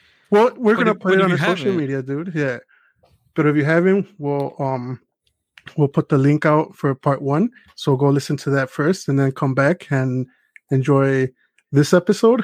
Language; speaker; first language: English; early bilingual, other home language; Spanish